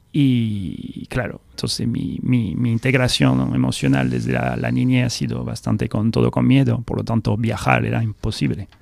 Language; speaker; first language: Spanish; non-native, fluent; French